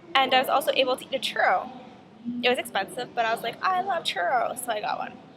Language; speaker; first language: English; native; English